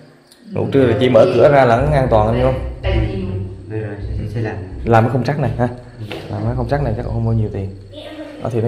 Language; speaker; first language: Vietnamese; native; Vietnamese